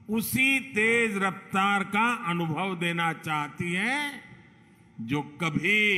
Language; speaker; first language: Hindi; non-native, local second language; Gujarati